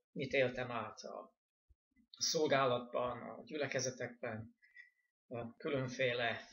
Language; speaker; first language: Hungarian; non-native, fluent; English